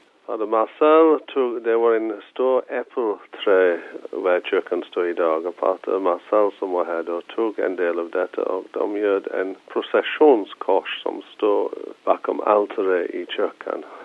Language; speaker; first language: Swedish; non-native, fluent; English